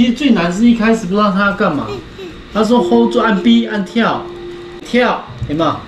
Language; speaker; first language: Chinese; native; Chinese